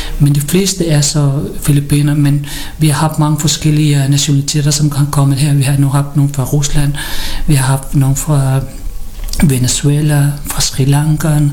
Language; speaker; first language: Danish; early bilingual, other home language; Filipino